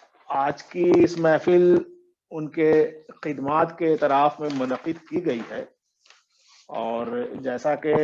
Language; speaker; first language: Urdu; native; Urdu